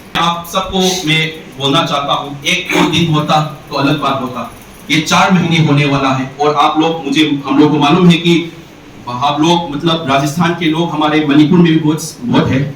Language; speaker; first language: Hindi; non-native, local second language; Manipuri